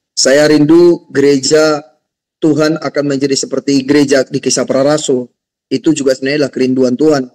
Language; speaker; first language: Indonesian; native; Indonesian